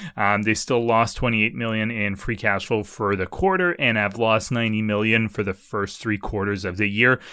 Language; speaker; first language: English; native; English